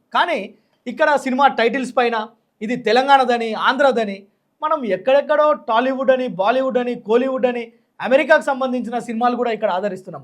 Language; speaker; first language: Telugu; native; Telugu